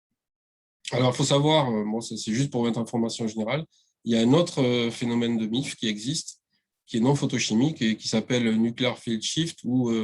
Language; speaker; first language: French; native; French